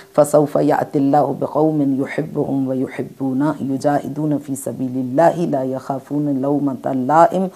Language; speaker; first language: Urdu; native; Urdu